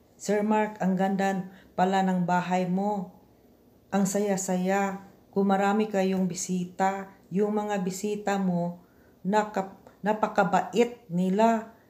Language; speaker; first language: Filipino; non-native, local second language; Cebuano